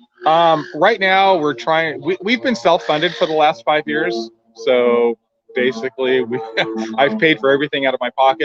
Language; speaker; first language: English; native; English